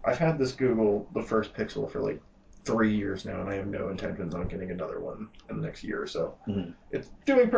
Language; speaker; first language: English; native; English